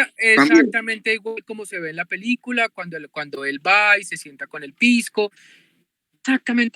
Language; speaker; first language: Spanish; native; Spanish